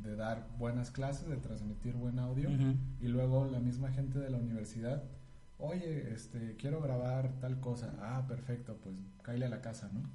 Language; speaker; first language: Spanish; native; Spanish